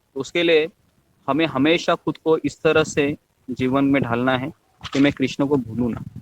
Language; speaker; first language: Hindi; non-native, local second language; Marathi